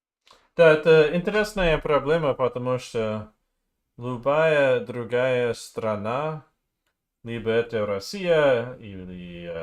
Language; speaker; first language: Russian; non-native, learner; English